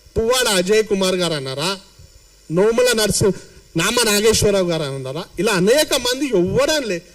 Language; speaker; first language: Telugu; native; Telugu